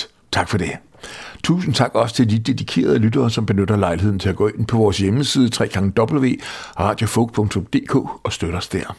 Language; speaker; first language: Danish; native; Danish